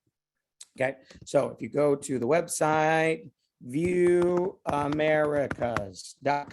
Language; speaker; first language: English; native; English